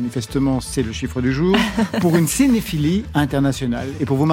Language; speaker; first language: French; native; French